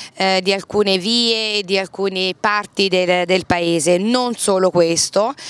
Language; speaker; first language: Italian; native; Italian